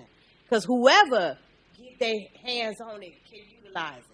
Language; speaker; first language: English; native; English